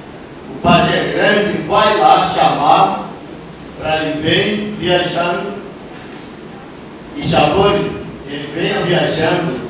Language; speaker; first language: Portuguese; non-native, local second language; Yanomámi